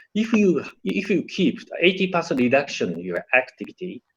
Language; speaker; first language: English; non-native, learner; Japanese